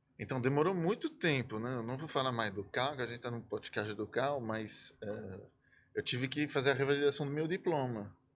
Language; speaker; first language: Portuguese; non-native, fluent; French